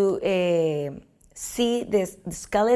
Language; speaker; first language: English; non-native, learner; Spanish